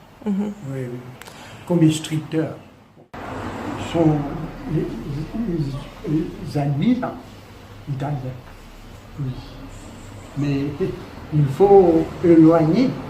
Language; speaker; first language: French; non-native, local second language; Morisyen